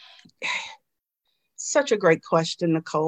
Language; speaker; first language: English; native; English